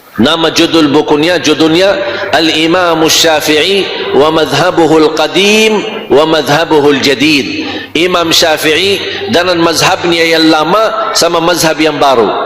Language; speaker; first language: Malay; non-native, fluent; Arabic